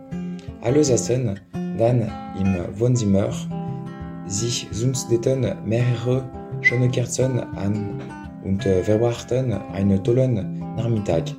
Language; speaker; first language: German; non-native, learner; French